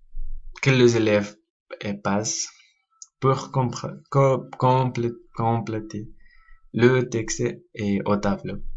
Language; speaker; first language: French; non-native, learner; Spanish